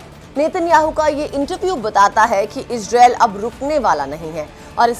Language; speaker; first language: Hindi; native; Hindi